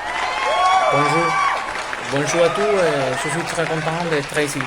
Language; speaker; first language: French; non-native, learner; Spanish